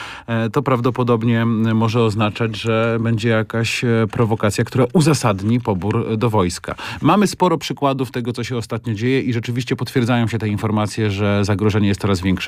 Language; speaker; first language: Polish; native; Polish